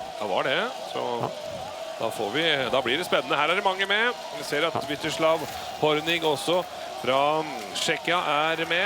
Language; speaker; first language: Norwegian; native; Norwegian